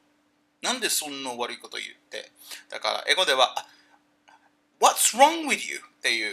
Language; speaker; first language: Japanese; non-native, learner; English